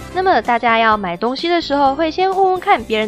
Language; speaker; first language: Chinese; native; Chinese